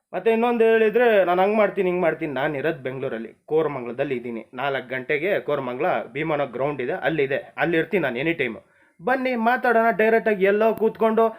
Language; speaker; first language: Kannada; non-native, local second language; Marathi